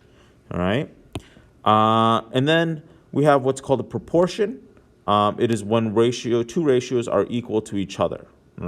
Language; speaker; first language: English; native; English